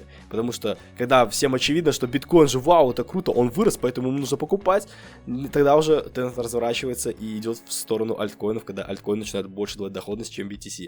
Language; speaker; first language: Russian; native; Russian